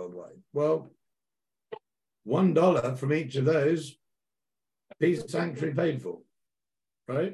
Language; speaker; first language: English; native; English